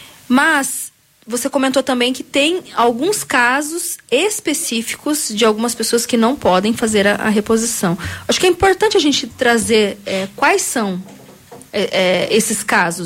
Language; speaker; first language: Portuguese; native; Portuguese